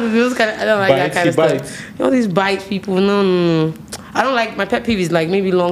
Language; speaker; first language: English; native; English